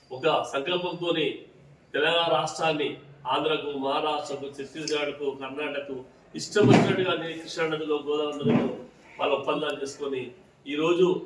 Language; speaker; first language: Telugu; native; Telugu